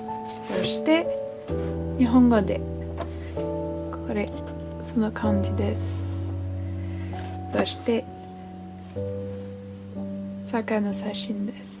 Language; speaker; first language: Japanese; non-native, learner; French